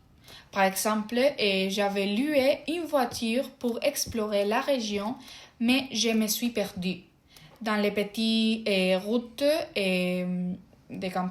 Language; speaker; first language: French; non-native, fluent; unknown